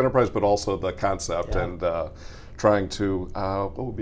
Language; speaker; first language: English; native; English